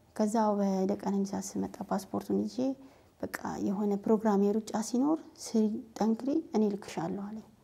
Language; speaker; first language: Amharic; native; Amharic